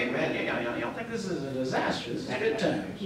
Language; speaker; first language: English; native; English